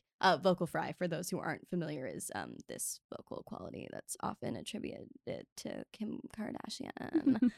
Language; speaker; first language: English; native; English